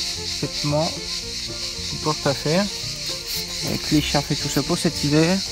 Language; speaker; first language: French; native; French